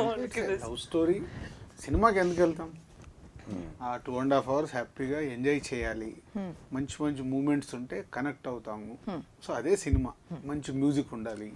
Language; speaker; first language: Telugu; native; Telugu